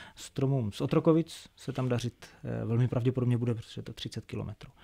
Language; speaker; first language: Czech; native; Czech